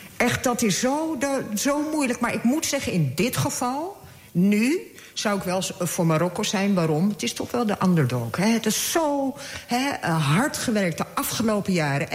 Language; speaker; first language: Dutch; early bilingual, other home language; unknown